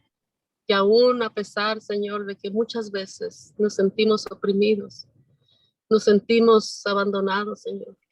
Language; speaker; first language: Spanish; native; Spanish